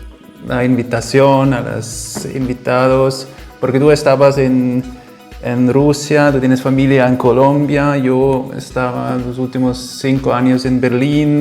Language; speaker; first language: Spanish; non-native, fluent; German